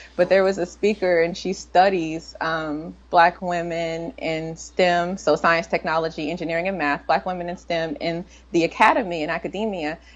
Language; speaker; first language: English; native; English